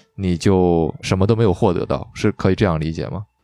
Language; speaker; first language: Chinese; native; Chinese